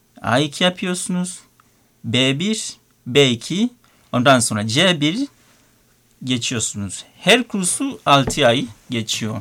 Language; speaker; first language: Turkish; non-native, learner; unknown